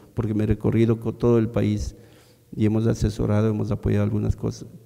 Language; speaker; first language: Spanish; native; Spanish